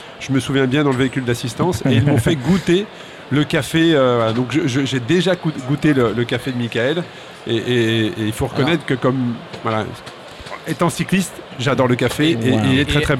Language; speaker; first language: French; native; French